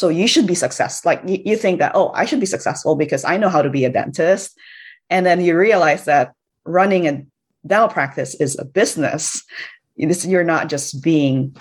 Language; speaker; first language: English; non-native, local second language; Cebuano